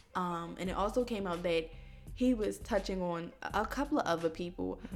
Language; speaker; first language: English; native; English